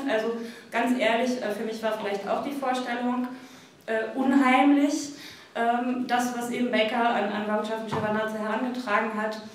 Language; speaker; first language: German; native; German